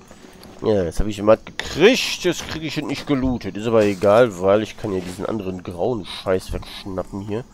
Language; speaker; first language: German; native; German